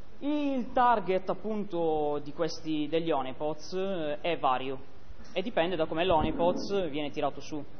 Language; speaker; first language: Italian; native; Italian